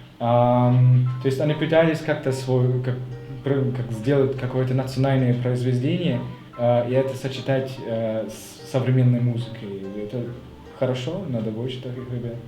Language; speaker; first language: Russian; non-native, fluent; German